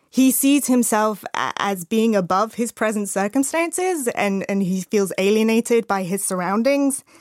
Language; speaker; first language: English; native; English